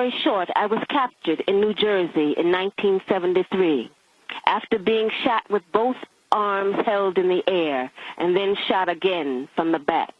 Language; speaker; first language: English; native; English